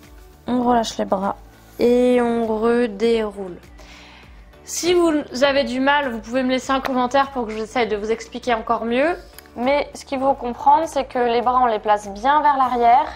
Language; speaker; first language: French; native; French